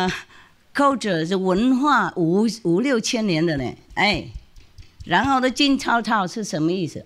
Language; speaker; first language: Chinese; non-native, fluent; Vietnamese